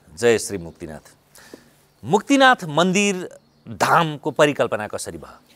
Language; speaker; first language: Nepali; native; Nepali